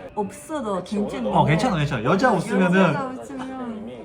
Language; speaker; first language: Korean; non-native, learner; Japanese